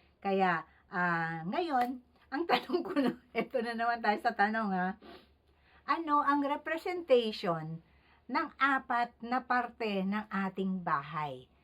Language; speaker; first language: Filipino; native; Filipino